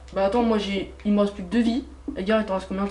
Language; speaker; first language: French; native; French